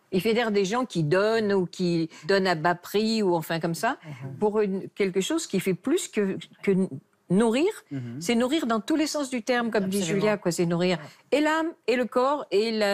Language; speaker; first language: French; native; French